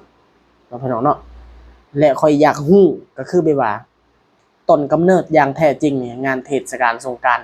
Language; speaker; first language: Thai; non-native, local second language; Lao